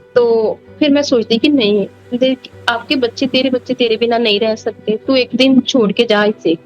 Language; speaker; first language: Hindi; non-native, local second language; Punjabi